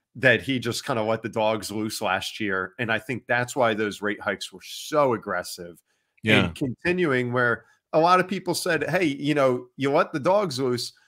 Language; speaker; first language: English; native; English